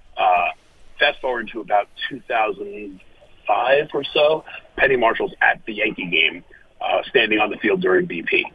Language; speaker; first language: English; native; English